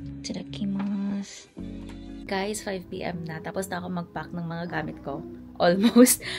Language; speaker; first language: Filipino; native; Filipino